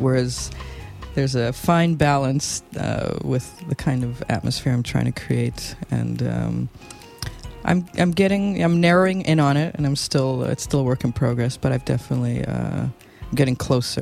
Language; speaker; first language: English; early bilingual, other home language; Russian